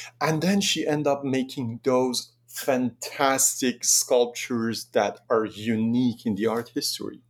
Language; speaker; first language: English; non-native, fluent; Persian